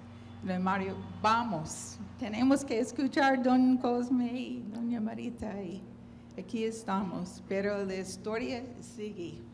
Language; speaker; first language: Spanish; non-native, fluent; English